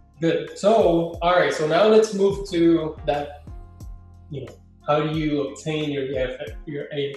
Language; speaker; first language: English; non-native, fluent; Spanish